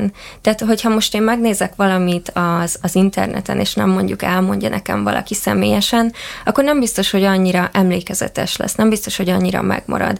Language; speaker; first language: Hungarian; native; Hungarian